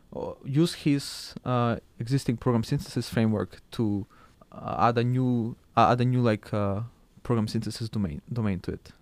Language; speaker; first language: English; non-native, fluent; Macedonian